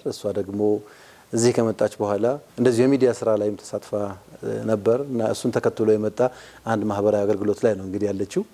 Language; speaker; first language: Amharic; native; Amharic